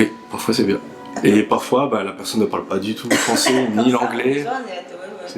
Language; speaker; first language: French; native; French